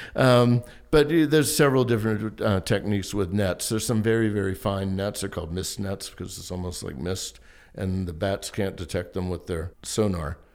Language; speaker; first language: English; native; English